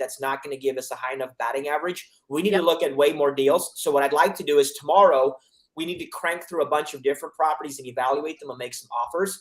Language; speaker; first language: English; native; English